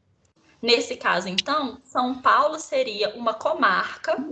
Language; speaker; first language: Portuguese; native; Portuguese